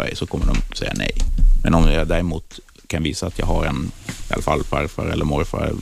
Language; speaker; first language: Swedish; native; Swedish